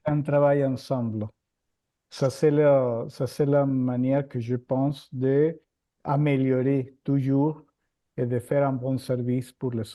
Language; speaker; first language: French; non-native, fluent; Spanish